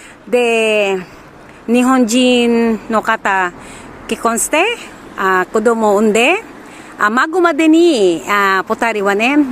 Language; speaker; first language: Japanese; non-native, learner; Filipino